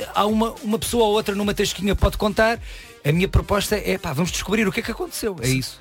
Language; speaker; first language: Portuguese; native; Portuguese